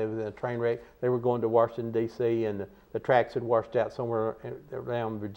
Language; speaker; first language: English; native; English